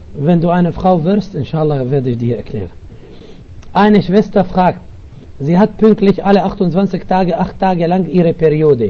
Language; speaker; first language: German; non-native, fluent; Arabic